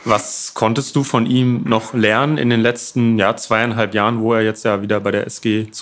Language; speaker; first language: German; native; German